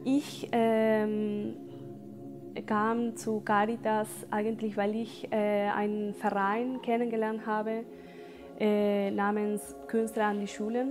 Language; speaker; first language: German; non-native, fluent; Spanish